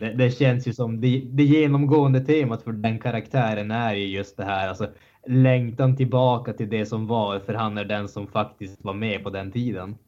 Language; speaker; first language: Swedish; native; Swedish